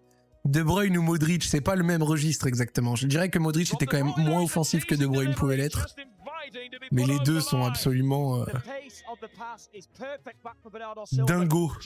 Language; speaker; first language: French; native; French